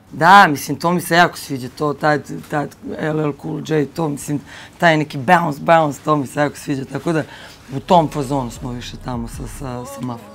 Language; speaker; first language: Serbian; early bilingual, heritage; Bosnian